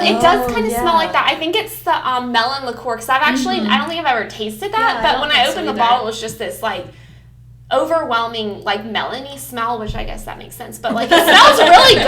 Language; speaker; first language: English; native; English